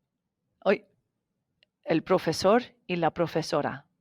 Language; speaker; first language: Spanish; non-native, fluent; English